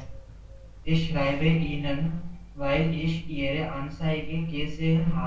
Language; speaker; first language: German; non-native, learner; Hindi